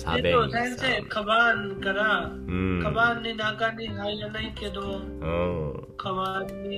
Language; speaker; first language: Japanese; non-native, learner; Urdu